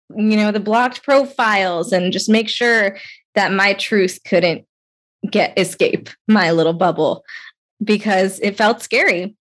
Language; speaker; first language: English; native; English